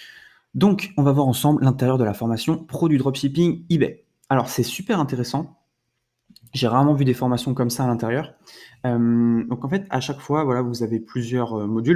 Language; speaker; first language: French; native; French